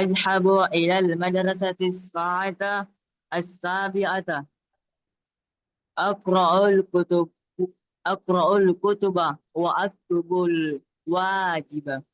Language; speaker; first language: Arabic; non-native, learner; Indonesian